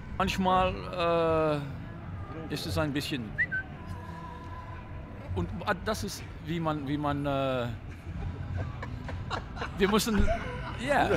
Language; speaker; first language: German; non-native, learner; Dutch